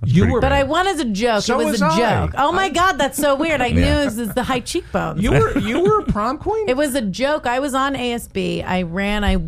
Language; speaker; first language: English; native; English